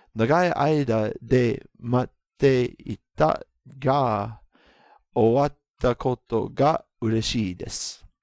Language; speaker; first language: Japanese; non-native, learner; English